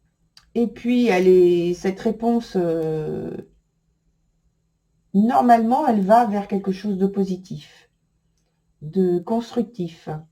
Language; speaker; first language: French; native; French